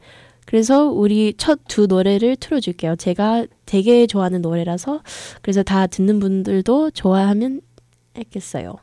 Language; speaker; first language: Korean; early bilingual, heritage; English